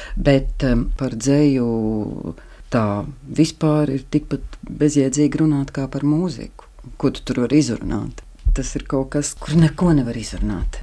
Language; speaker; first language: Latvian; native; Latvian